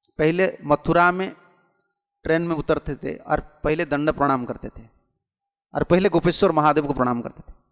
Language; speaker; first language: Hindi; non-native, local second language; Odia